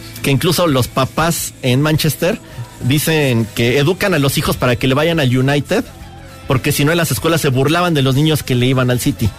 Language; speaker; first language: Spanish; native; Spanish